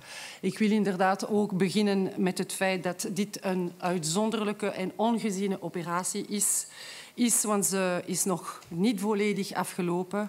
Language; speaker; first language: Dutch; non-native, local second language; French